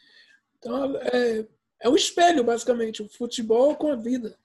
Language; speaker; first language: Portuguese; early bilingual, heritage; Portuguese